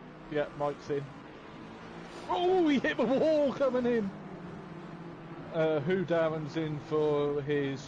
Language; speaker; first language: English; native; English